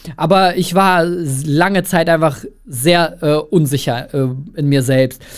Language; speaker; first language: German; early bilingual, other home language; Russian